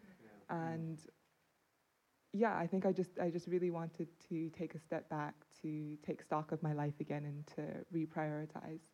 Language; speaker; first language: English; non-native, local second language; Cantonese